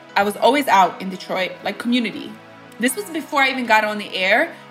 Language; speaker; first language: English; early bilingual, other home language; Bosnian